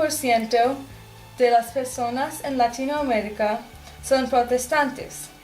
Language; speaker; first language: Spanish; non-native, learner; English